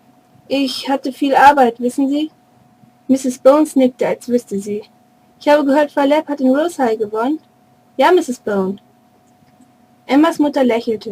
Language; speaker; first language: German; native; German